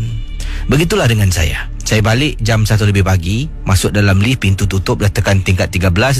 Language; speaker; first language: Malay; native; Malay